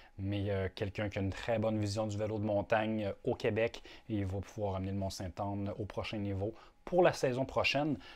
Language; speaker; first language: French; native; French